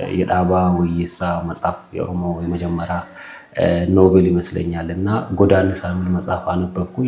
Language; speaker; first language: Amharic; non-native, local second language; Oromo